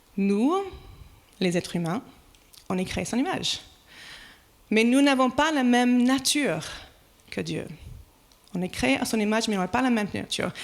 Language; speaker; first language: French; non-native, fluent; English